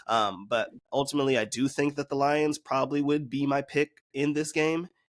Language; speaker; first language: English; native; English